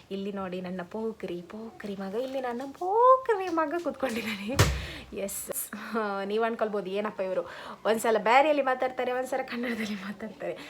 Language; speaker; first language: Kannada; non-native, local second language; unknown